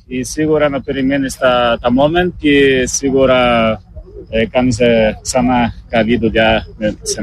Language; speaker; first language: Greek; non-native, learner; Portuguese